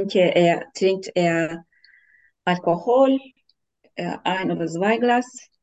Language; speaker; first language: German; non-native, learner; Turkish